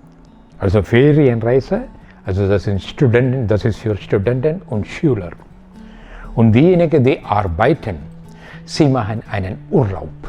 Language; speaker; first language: German; non-native, fluent; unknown